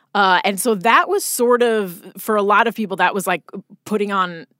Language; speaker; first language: English; native; English